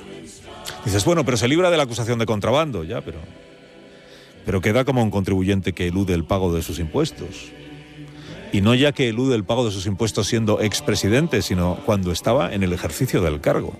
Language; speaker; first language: Spanish; native; Spanish